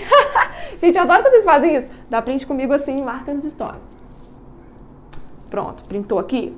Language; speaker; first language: Portuguese; native; Portuguese